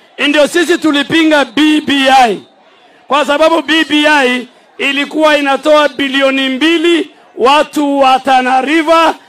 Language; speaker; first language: Swahili; non-native, local second language; Somali